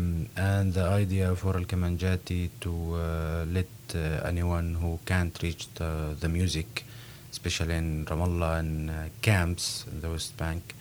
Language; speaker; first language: English; non-native, learner; Arabic